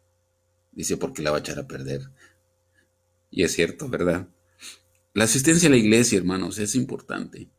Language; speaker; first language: Spanish; native; Spanish